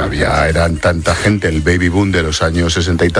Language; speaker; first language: Spanish; native; Spanish